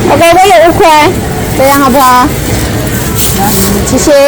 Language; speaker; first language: Chinese; non-native, learner; Indonesian